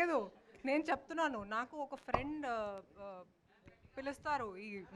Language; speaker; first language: Telugu; non-native, fluent; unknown